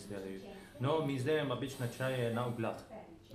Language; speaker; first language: Russian; non-native, learner; Arabic